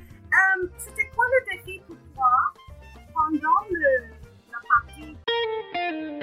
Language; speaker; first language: French; non-native, learner; English